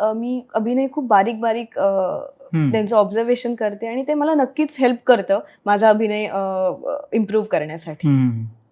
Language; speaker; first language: Marathi; native; Marathi